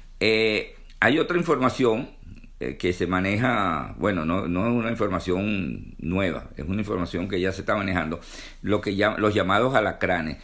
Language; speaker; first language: Spanish; native; Spanish